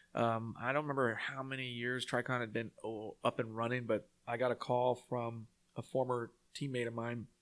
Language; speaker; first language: English; native; English